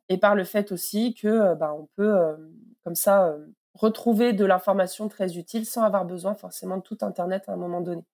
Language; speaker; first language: French; native; French